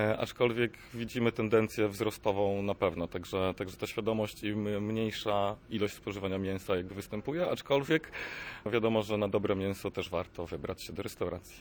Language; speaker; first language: Polish; native; Polish